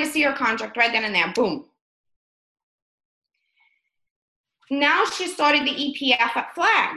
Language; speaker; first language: English; early bilingual, other home language; Russian